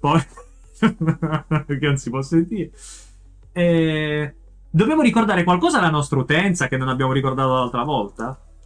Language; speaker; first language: Italian; native; Italian